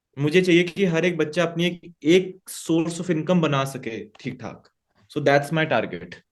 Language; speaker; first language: Hindi; native; Hindi